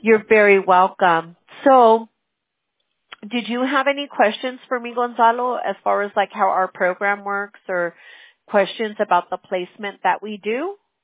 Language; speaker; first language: English; early bilingual, other home language; Spanish